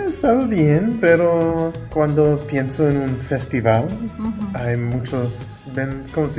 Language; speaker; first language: Spanish; non-native, learner; English